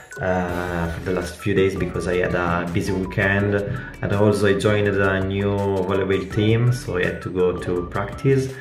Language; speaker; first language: English; non-native, fluent; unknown